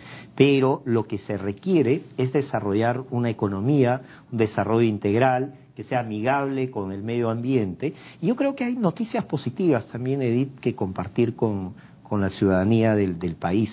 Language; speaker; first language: Spanish; native; Spanish